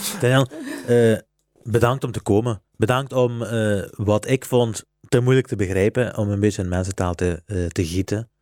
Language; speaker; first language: Dutch; native; Dutch